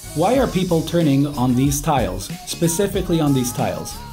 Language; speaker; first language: English; non-native, fluent; Italian